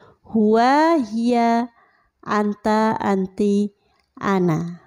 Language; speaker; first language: Arabic; non-native, fluent; Indonesian